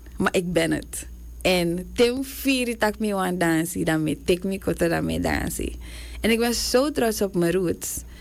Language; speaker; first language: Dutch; native; Dutch